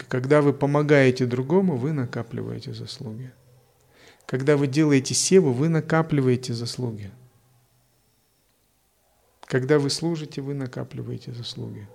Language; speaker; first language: Russian; native; Russian